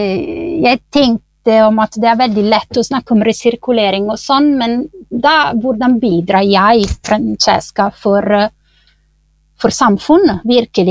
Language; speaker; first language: Norwegian; non-native, fluent; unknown